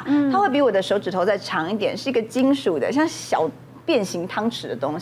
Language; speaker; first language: Chinese; native; Chinese